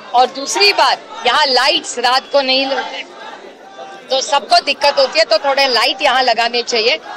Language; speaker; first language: Hindi; non-native, local second language; Marathi